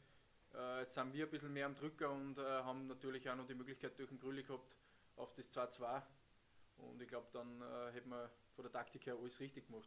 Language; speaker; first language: German; native; German